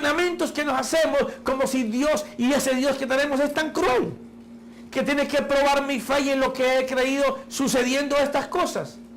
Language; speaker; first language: Spanish; native; Spanish